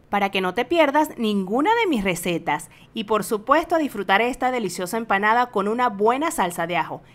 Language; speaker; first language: Spanish; native; Spanish